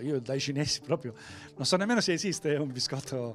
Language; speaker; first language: Italian; native; Italian